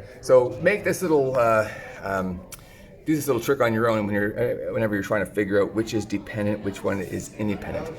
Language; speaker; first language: English; native; English